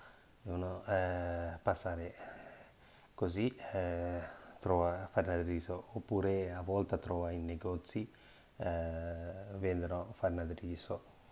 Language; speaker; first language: Italian; non-native, learner; Sinhala